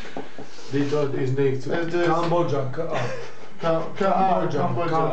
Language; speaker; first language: English; non-native, learner; Slovak